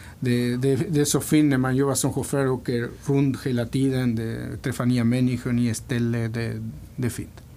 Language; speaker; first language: Swedish; non-native, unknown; Spanish